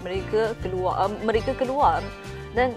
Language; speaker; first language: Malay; non-native, fluent; Chinese